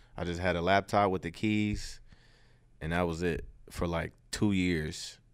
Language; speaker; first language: English; native; English